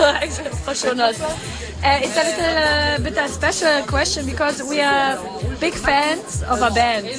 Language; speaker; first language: English; non-native, learner; German